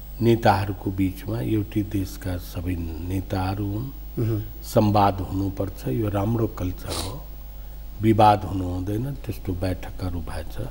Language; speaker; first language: Nepali; non-native, local second language; Maithili